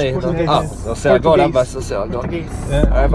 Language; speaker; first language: Portuguese; non-native, learner; English